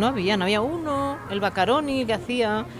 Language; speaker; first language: Spanish; native; Spanish